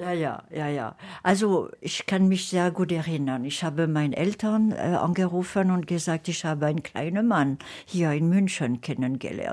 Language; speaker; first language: German; non-native, fluent; French